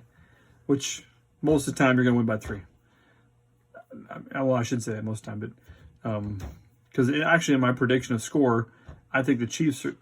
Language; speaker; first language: English; native; English